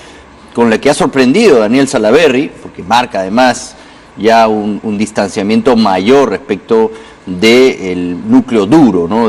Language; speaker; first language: Spanish; native; Spanish